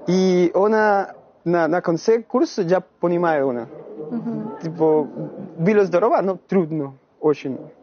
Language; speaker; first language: Russian; non-native, learner; Spanish